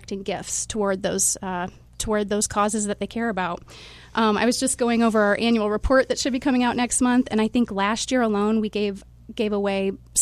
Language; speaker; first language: English; native; English